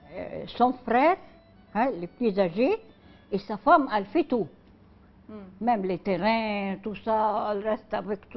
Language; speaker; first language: French; non-native, learner; Arabic